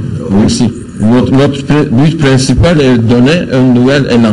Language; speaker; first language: French; non-native, fluent; Turkish